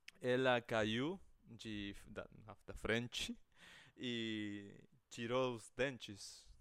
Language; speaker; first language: Portuguese; non-native, fluent; Spanish